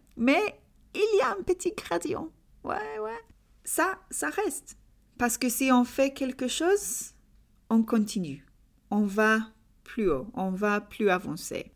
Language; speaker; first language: French; non-native, learner; English